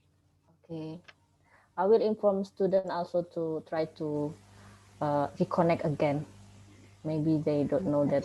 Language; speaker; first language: English; non-native, learner; Indonesian